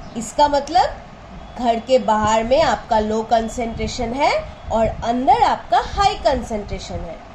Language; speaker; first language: Hindi; non-native, local second language; Bangla